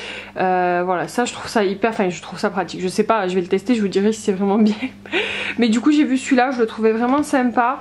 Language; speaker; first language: French; native; French